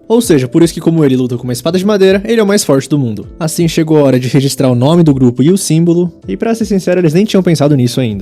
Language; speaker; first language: Portuguese; native; Portuguese